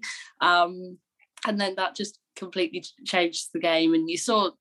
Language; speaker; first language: English; native; English